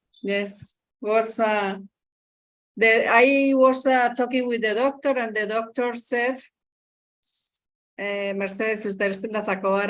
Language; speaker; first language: English; non-native, learner; Spanish